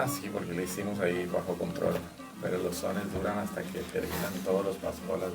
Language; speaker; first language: Spanish; native; Spanish